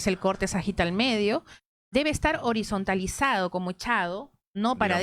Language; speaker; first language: Spanish; native; Spanish